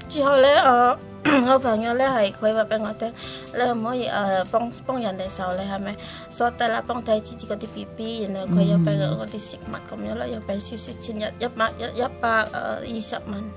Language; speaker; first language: Chinese; non-native, learner; Indonesian